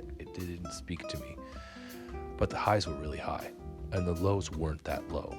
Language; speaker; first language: English; native; English